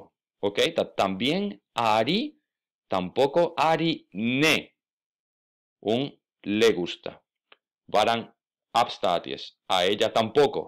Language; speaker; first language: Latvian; non-native, fluent; Spanish